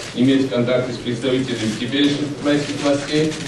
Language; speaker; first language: Russian; non-native, local second language; Georgian